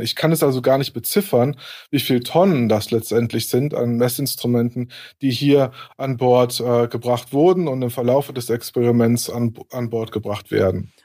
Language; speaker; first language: German; native; German